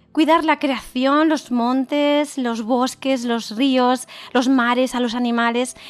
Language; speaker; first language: Spanish; native; Spanish